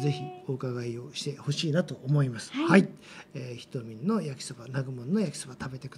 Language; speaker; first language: Japanese; native; Japanese